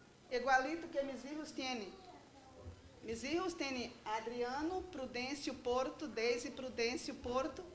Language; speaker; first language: Spanish; non-native, learner; Portuguese